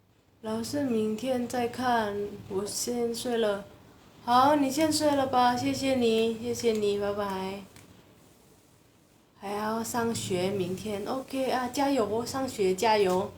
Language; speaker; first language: Chinese; non-native, fluent; Indonesian